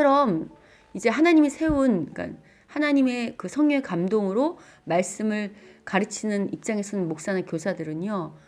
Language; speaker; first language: Korean; native; Korean